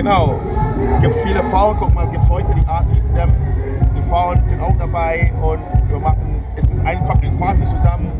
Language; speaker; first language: German; non-native, fluent; English